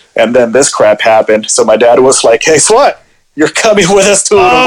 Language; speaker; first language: English; early bilingual, other home language; Spanish